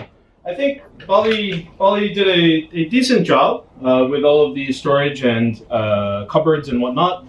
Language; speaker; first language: English; native; English